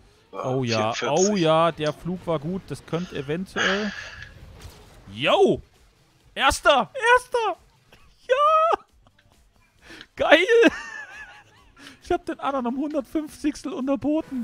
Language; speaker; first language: German; native; German